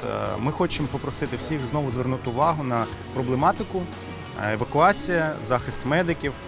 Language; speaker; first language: Ukrainian; native; Ukrainian